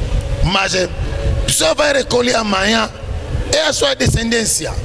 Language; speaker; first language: Portuguese; non-native, learner; Lingala